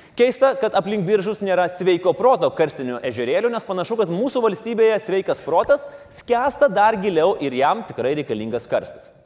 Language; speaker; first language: Lithuanian; native; Lithuanian